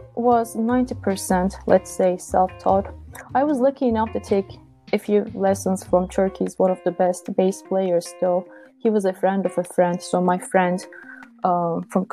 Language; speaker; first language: English; non-native, fluent; Turkish